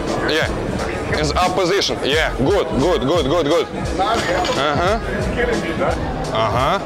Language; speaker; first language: English; non-native, learner; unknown